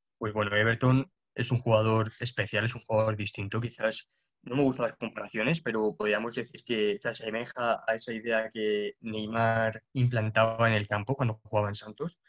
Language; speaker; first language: Spanish; native; Spanish